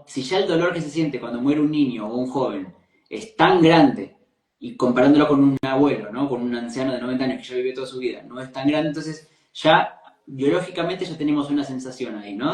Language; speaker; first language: Spanish; native; Spanish